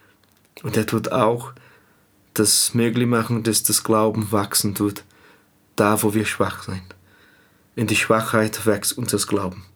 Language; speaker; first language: German; non-native, fluent; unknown